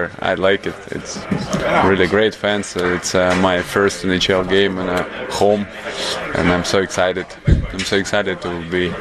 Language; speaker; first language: English; non-native, learner; Russian